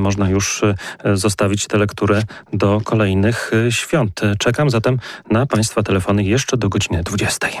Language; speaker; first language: Polish; native; Polish